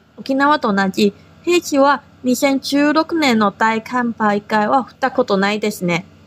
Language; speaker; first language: Japanese; non-native, fluent; Chinese